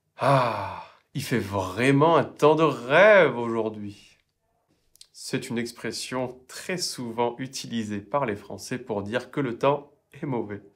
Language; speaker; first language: French; native; French